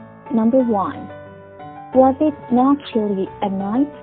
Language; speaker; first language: English; non-native, fluent; Chinese